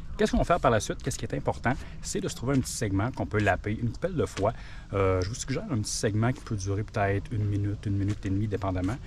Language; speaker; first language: French; native; French